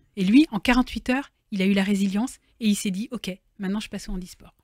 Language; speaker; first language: French; native; French